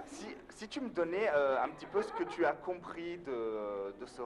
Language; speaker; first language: French; non-native, fluent; Arabic